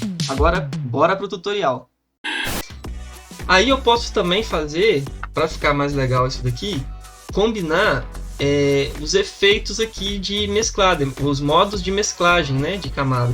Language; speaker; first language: Portuguese; native; Portuguese